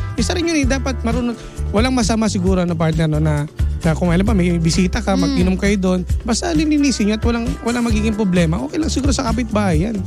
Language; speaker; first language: Filipino; native; Filipino